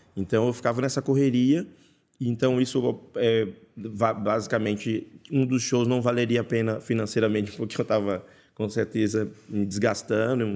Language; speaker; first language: Portuguese; native; Portuguese